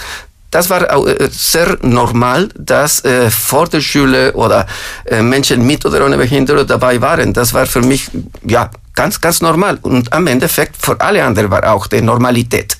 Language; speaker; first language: German; non-native, fluent; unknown